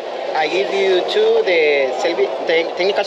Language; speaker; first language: English; non-native, fluent; Spanish